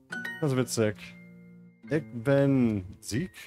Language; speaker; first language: Dutch; non-native, learner; English